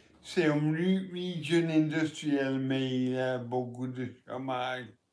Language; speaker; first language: French; non-native, learner; English